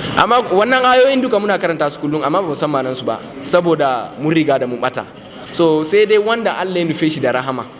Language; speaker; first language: Hausa; non-native, local second language; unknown